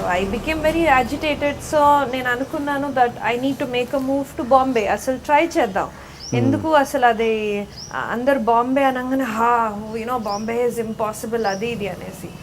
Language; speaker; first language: Telugu; native; Telugu